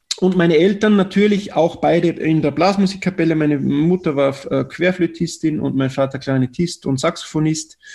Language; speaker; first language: German; native; German